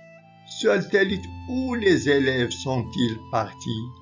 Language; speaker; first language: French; non-native, local second language; Arabic